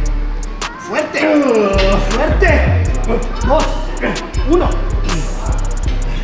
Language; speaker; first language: Spanish; non-native, learner; Portuguese